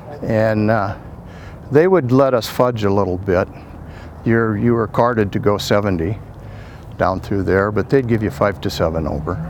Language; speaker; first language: English; native; English